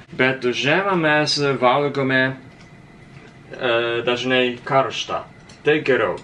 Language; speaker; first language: Lithuanian; non-native, learner; Japanese